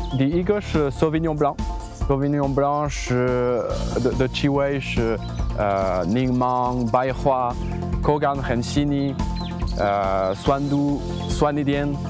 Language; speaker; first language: Chinese; non-native, learner; French